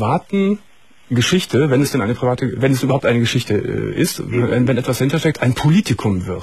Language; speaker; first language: German; native; German